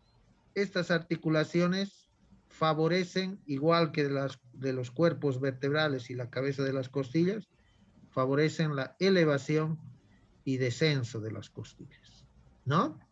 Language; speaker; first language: Spanish; native; Spanish